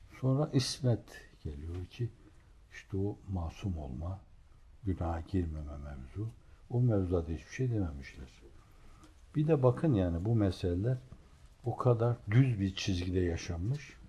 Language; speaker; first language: Turkish; native; Turkish